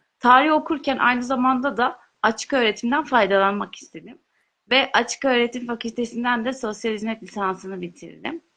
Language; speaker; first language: Turkish; non-native, local second language; Kurdish